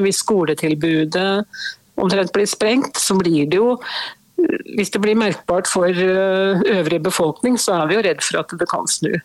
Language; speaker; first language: Norwegian; native; Norwegian